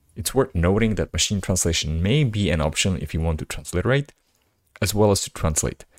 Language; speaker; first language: English; non-native, fluent; Slovak